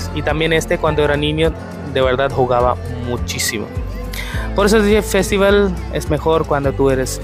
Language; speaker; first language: Spanish; non-native, fluent; Hindi